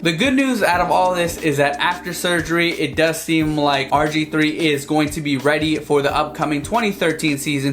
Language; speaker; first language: English; native; English